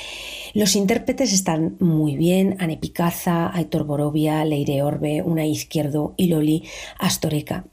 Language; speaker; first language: Spanish; native; Spanish